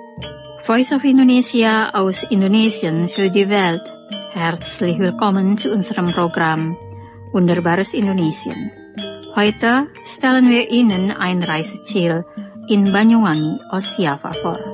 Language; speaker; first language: German; non-native, fluent; Indonesian